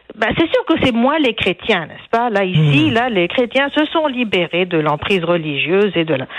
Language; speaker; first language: French; non-native, local second language; Arabic